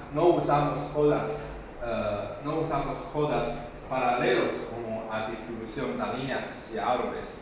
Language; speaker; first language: Portuguese; non-native, fluent; Chinese